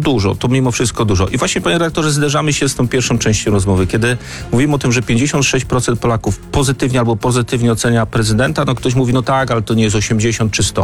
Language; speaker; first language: Polish; native; Polish